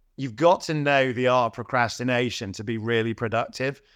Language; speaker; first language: English; native; English